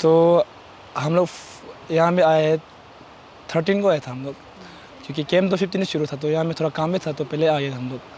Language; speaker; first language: Hindi; non-native, local second language; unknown